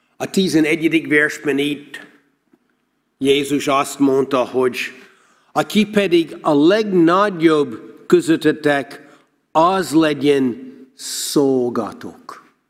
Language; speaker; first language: Hungarian; non-native, learner; English